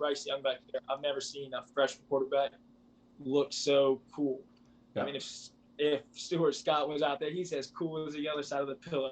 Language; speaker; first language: English; native; English